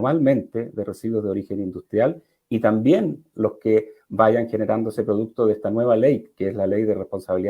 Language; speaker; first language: Spanish; native; Spanish